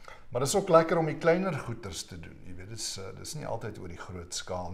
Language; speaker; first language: Afrikaans; native; Afrikaans